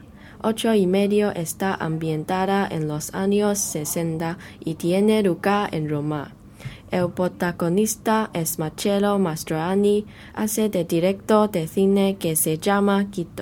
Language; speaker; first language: Spanish; non-native, learner; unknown